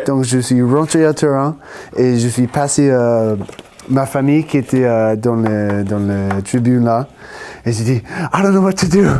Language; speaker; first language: French; non-native, fluent; English